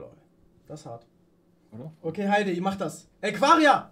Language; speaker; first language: German; native; German